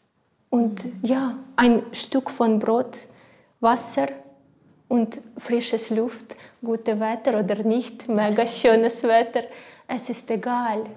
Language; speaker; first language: German; non-native, learner; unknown